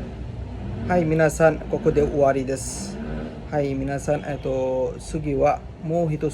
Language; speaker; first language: Japanese; non-native, learner; Bangla